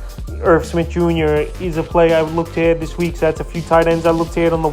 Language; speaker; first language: English; native; English